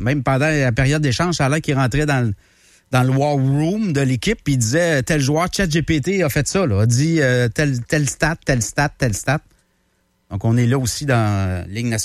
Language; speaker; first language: French; native; French